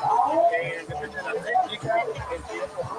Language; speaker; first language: Spanish; non-native, learner; Haitian Creole